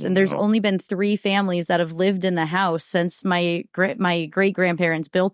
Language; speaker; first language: English; native; English